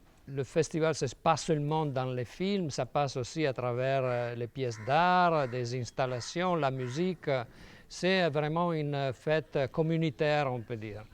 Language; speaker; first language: French; non-native, fluent; Italian